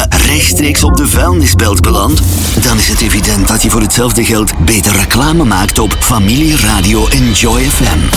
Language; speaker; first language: Dutch; native; Dutch